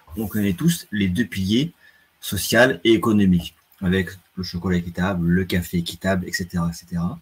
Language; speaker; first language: French; native; French